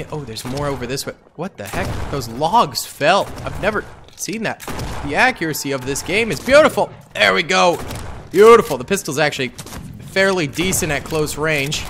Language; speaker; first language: English; native; English